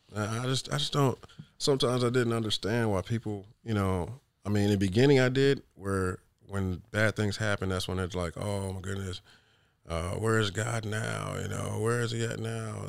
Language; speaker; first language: English; native; English